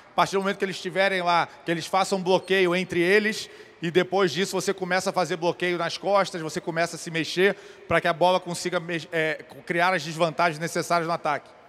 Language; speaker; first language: Portuguese; native; Portuguese